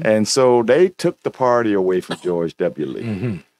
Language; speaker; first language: English; native; English